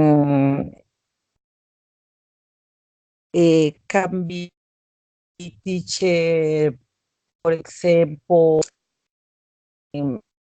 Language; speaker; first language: English; non-native, learner; Spanish